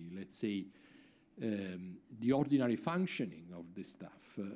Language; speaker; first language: English; non-native, fluent; Italian